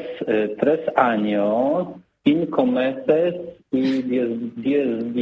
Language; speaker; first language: Spanish; non-native, learner; Polish